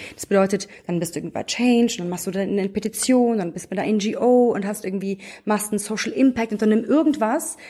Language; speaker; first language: German; native; German